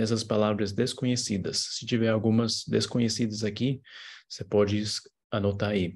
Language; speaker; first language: Portuguese; non-native, fluent; English